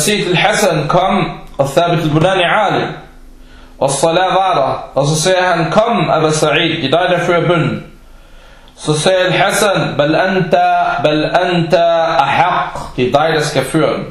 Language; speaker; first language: Danish; early bilingual, other home language; Arabic